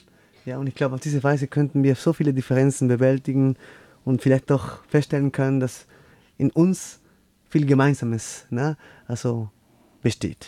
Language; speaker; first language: German; non-native, fluent; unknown